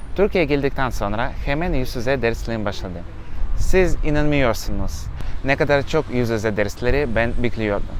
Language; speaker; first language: Turkish; non-native, learner; Russian